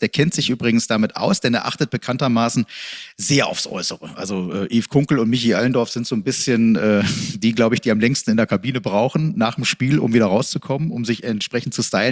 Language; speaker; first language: German; native; German